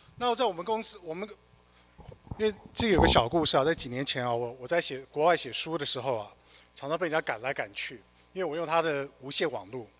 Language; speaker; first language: Chinese; native; Chinese